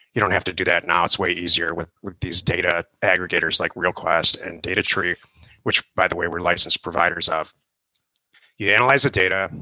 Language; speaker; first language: English; native; English